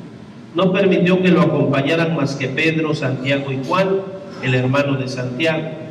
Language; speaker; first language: Spanish; native; Spanish